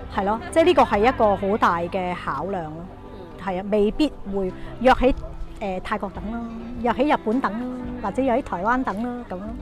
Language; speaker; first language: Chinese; non-native, local second language; Cantonese